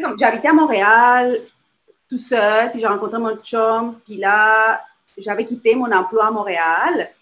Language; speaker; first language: French; non-native, fluent; Spanish